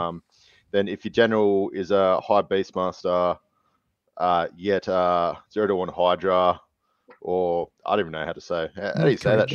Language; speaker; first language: English; native; English